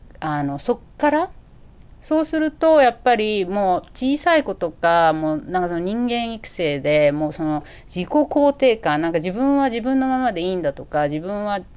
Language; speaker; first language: Japanese; native; Japanese